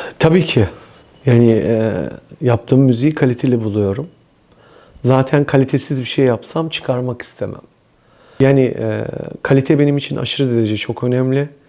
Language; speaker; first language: Turkish; early bilingual, heritage; Turkish